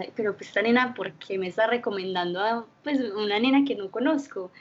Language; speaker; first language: Spanish; early bilingual, heritage; Spanish